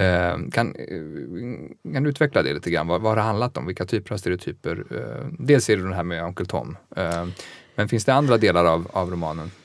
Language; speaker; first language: Swedish; native; Swedish